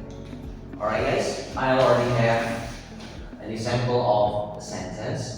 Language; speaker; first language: English; non-native, learner; Indonesian